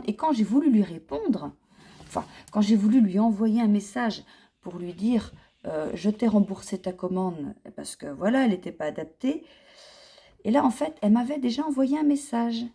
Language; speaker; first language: French; native; French